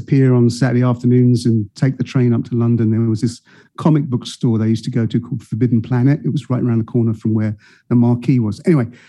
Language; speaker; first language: English; native; English